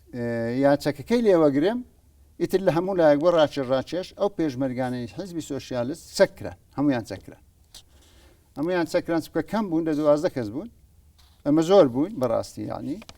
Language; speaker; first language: Central Kurdish; native; Central Kurdish